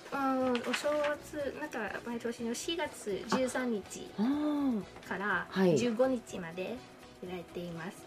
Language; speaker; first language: Japanese; non-native, learner; Thai